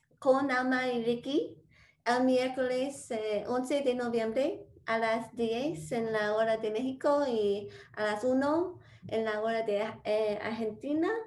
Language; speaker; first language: Spanish; non-native, fluent; English